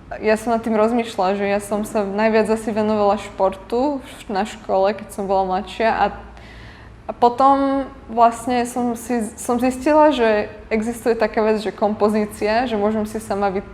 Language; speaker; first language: Slovak; non-native, local second language; Hungarian